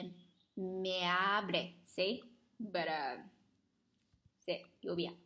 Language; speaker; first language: Spanish; non-native, learner; Chinese